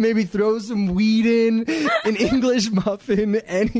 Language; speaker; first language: English; native; English